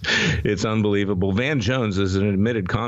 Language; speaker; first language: English; native; English